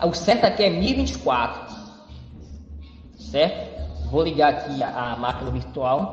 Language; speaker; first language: Portuguese; native; Portuguese